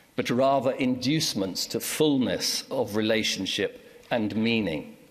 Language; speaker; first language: English; native; English